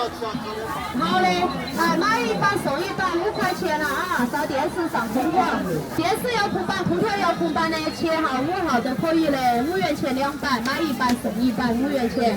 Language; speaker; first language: Chinese; native; Chinese